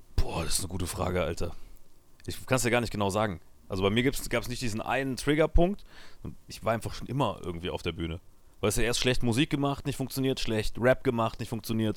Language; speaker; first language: German; native; German